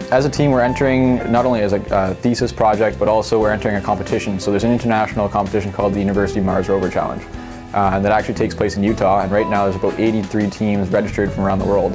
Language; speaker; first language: English; native; English